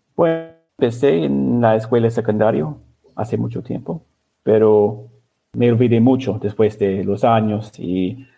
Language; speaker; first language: Spanish; non-native, learner; English